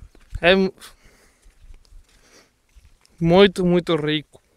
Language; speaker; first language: Portuguese; non-native, learner; Spanish